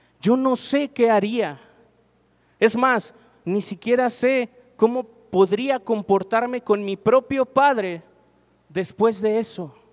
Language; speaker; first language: Spanish; native; Spanish